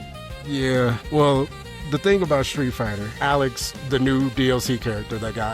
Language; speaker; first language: English; native; English